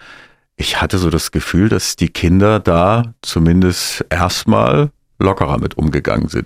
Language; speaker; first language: German; native; German